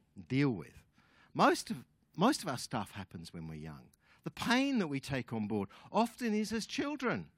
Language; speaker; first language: English; native; English